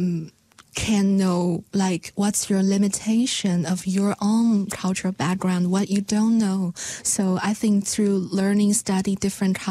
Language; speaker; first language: English; non-native, learner; Chinese